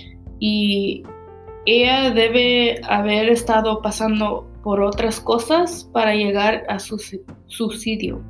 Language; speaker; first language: Spanish; early bilingual, heritage; Spanish